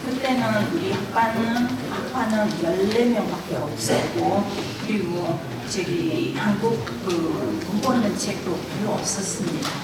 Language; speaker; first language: Korean; non-native, fluent; Vietnamese